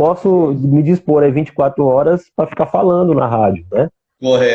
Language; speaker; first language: Portuguese; native; Portuguese